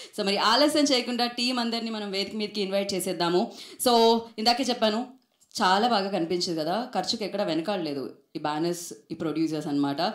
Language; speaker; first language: Telugu; native; Telugu